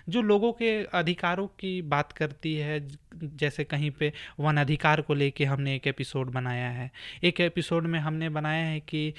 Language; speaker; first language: Hindi; native; Hindi